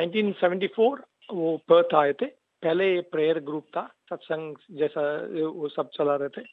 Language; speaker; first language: Hindi; non-native, local second language; Tamil